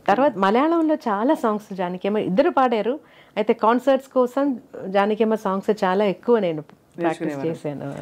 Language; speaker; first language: Telugu; non-native, fluent; Malayalam